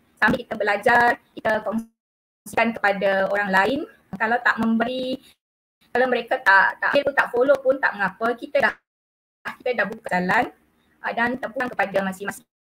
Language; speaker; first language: Malay; native; Malay